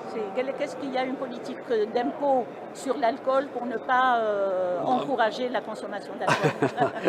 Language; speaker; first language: French; non-native, fluent; Spanish